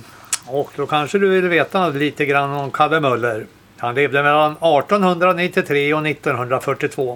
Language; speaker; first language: Swedish; native; Swedish